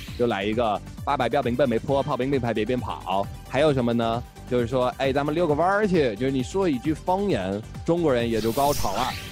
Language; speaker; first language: Chinese; non-native, fluent; English